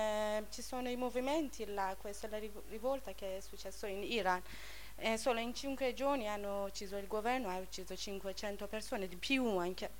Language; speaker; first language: Italian; non-native, learner; Persian